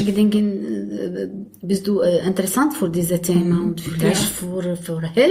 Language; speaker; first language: German; non-native, learner; Arabic